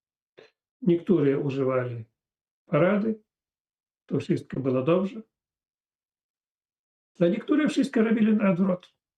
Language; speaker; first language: Polish; non-native, fluent; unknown